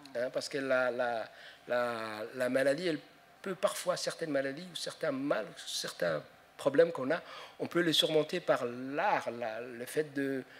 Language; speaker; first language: French; non-native, local second language; Somali